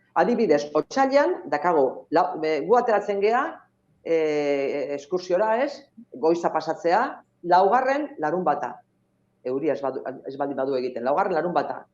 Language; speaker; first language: Basque; non-native, local second language; Spanish